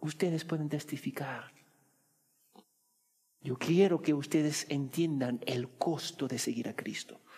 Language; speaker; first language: Spanish; early bilingual, heritage; Spanish